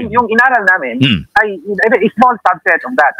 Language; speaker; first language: Filipino; native; Filipino